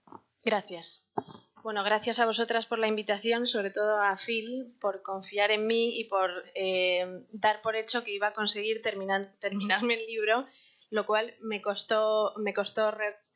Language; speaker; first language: Spanish; native; Spanish